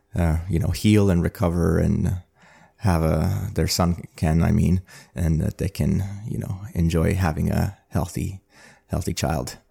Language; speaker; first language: English; early bilingual, other home language; Armenian